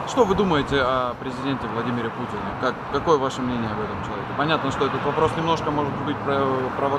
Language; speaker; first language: Russian; native; Russian